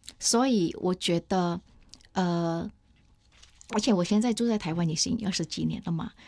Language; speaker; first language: Chinese; non-native, fluent; Indonesian